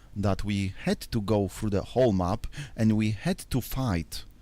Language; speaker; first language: English; non-native, fluent; Polish